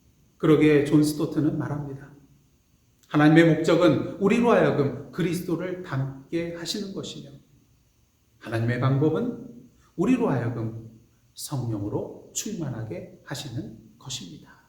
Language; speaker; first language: Korean; native; Korean